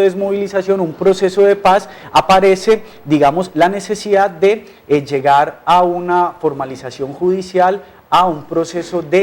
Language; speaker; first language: Spanish; native; Spanish